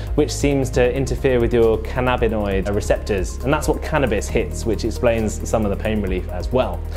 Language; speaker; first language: English; native; English